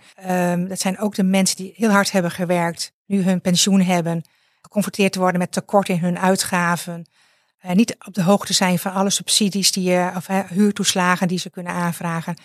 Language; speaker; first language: Dutch; native; Dutch